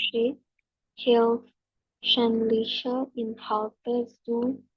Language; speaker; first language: German; non-native, learner; Indonesian